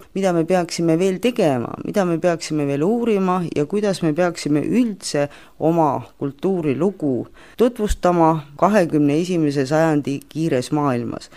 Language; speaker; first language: Estonian; native; Estonian